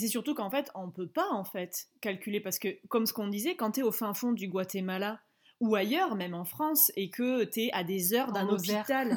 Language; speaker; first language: French; native; French